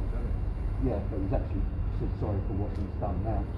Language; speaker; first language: English; native; English